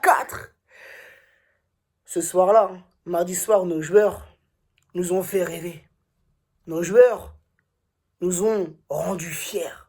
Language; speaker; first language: French; native; French